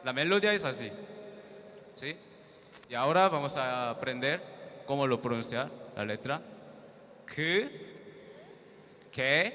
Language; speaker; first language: Spanish; non-native, learner; Korean